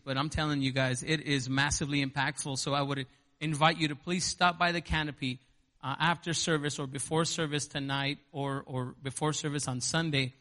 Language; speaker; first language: English; native; English